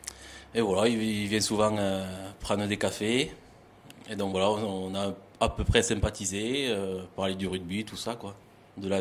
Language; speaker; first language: French; native; French